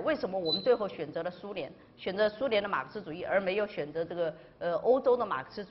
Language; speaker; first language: Chinese; native; Chinese